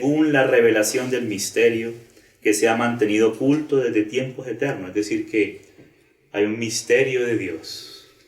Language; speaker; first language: Spanish; native; Spanish